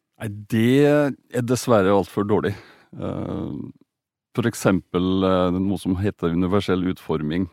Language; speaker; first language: Norwegian; native; Norwegian